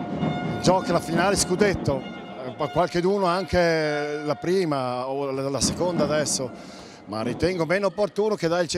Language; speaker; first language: Italian; non-native, local second language; German